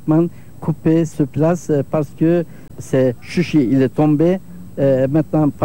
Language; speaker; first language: French; non-native, learner; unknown